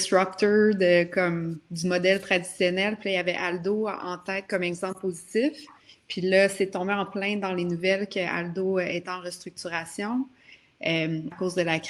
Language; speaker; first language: French; native; French